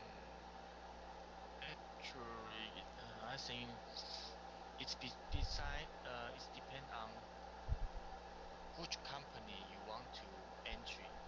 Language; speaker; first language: English; non-native, learner; Chinese